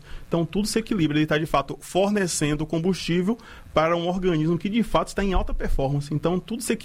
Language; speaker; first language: Portuguese; native; Portuguese